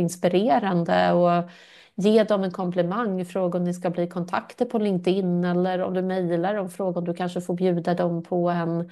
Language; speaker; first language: Swedish; native; Swedish